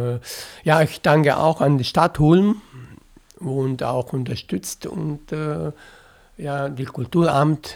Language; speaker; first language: German; non-native, fluent; Italian